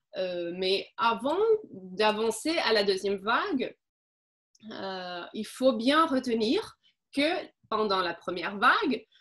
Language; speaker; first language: French; non-native, fluent; Portuguese